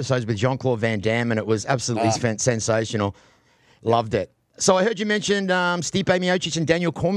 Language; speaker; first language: English; native; English